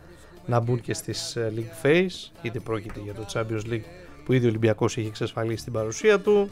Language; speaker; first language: Greek; native; Greek